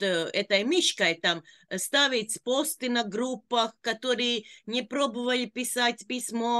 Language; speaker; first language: Russian; non-native, local second language; Latvian